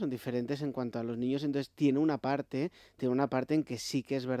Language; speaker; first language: Spanish; native; Spanish